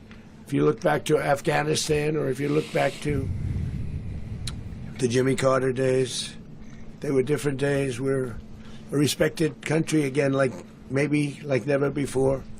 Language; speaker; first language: English; native; English